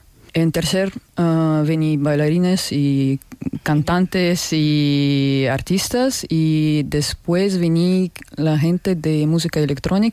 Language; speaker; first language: Spanish; non-native, learner; Russian